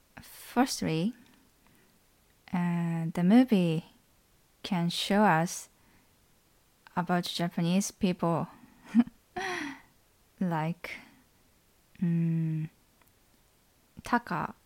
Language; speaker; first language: English; non-native, learner; Japanese